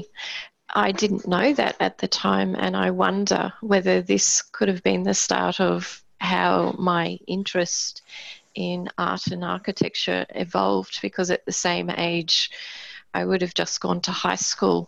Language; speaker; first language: English; native; English